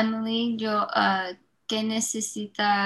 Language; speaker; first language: Spanish; non-native, learner; English